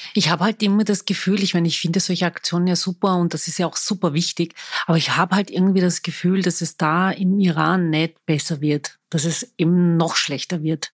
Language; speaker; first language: German; native; German